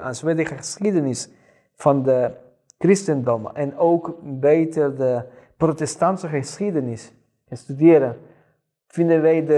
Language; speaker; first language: Dutch; non-native, fluent; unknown